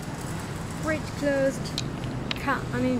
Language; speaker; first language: English; non-native, fluent; Italian